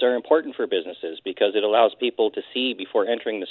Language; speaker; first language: English; native; English